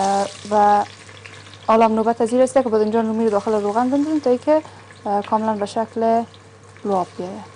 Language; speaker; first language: Persian; native; Persian